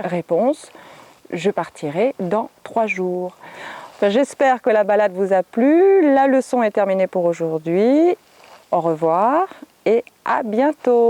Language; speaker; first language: French; native; French